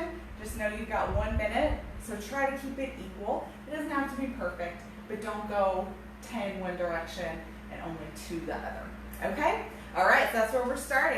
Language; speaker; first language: English; native; English